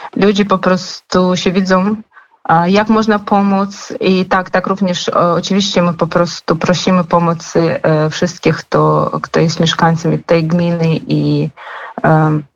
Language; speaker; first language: Polish; non-native, fluent; Ukrainian